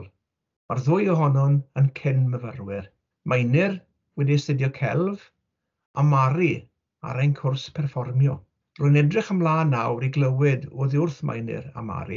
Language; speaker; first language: Welsh; native; Welsh